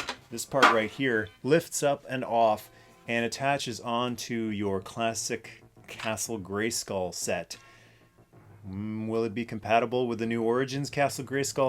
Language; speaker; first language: English; native; English